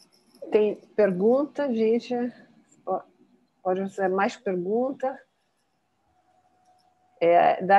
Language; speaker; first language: Portuguese; non-native, fluent; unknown